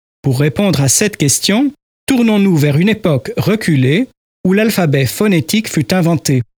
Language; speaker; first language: French; native; French